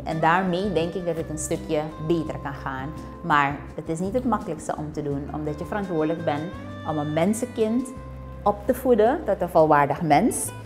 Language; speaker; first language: Dutch; native; Dutch